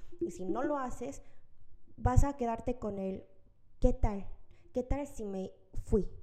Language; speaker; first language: Spanish; early bilingual, other home language; Korean